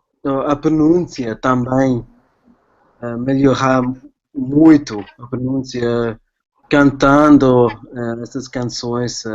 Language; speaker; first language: Portuguese; non-native, fluent; English